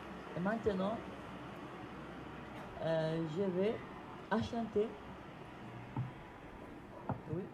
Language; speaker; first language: French; non-native, learner; Italian